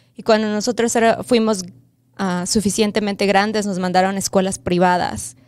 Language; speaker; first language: Spanish; native; Spanish